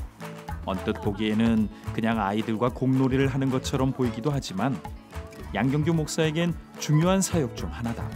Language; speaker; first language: Korean; native; Korean